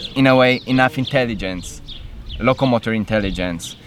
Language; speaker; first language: English; non-native, fluent; Romanian